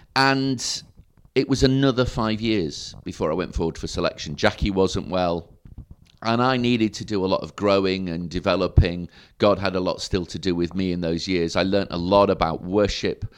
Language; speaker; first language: English; native; English